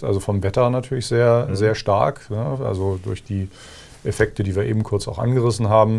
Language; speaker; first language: German; native; German